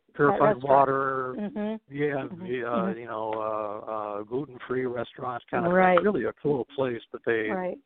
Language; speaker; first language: English; native; English